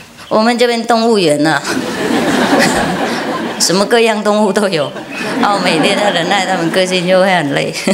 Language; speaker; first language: Chinese; non-native, fluent; Vietnamese